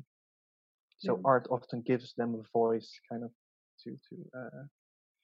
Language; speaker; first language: English; non-native, local second language; Dutch